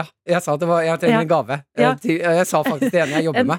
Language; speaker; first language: Norwegian; native; Norwegian